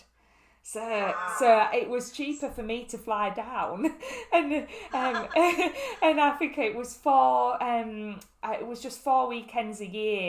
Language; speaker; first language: English; native; English